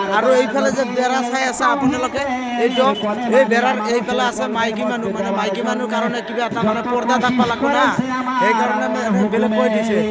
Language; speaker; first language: Assamese; non-native, local second language; Bangla